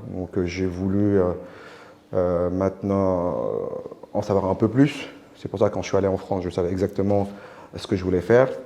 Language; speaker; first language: French; non-native, local second language; Wolof